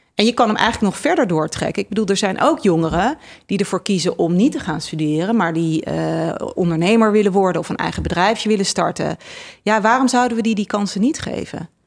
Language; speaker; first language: Dutch; native; Dutch